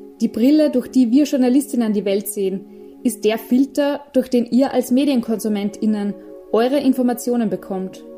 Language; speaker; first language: German; native; German